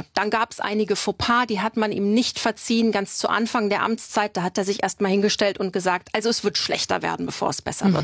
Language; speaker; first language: German; native; German